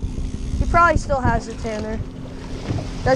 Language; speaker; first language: English; native; English